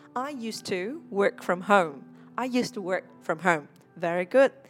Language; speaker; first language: English; non-native, fluent; Vietnamese